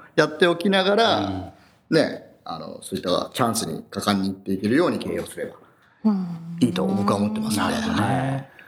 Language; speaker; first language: Japanese; native; Japanese